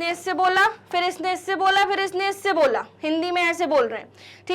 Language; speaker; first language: Hindi; native; Hindi